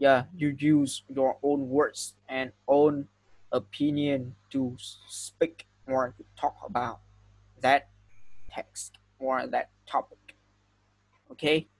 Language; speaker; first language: English; non-native, fluent; Vietnamese